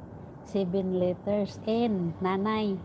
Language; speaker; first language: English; non-native, learner; Filipino